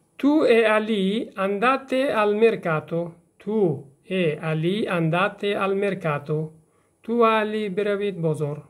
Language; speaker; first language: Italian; non-native, fluent; Persian